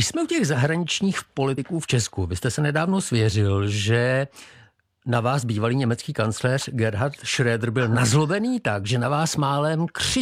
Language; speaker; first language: Czech; native; Czech